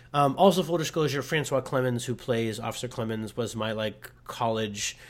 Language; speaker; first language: English; native; English